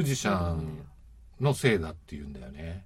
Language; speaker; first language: Japanese; native; Japanese